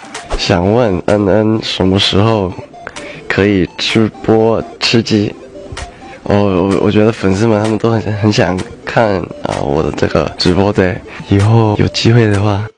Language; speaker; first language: Chinese; early bilingual, heritage; Chinese